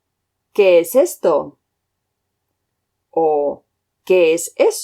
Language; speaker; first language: Spanish; non-native, fluent; English